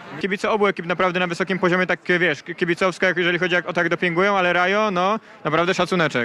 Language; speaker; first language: Polish; native; Polish